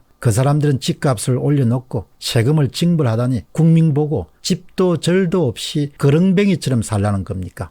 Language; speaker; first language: Korean; native; Korean